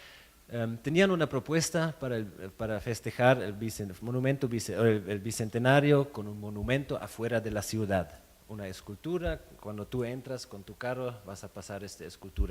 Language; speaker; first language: Spanish; non-native, fluent; German